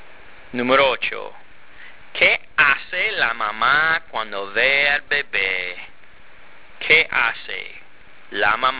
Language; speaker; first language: Spanish; non-native, fluent; English